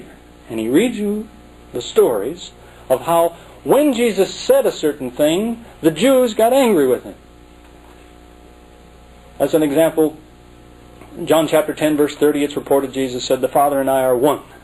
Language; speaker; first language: English; native; English